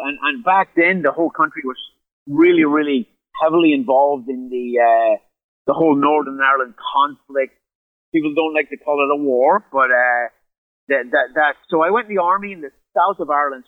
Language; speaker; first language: English; native; English